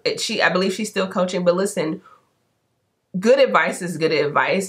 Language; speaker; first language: English; native; English